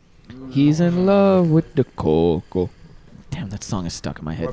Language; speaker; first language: English; native; English